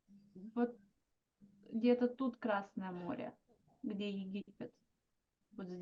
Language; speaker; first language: Russian; non-native, fluent; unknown